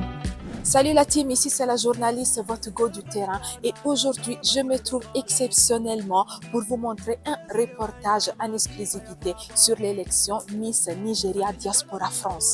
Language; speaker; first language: French; native; French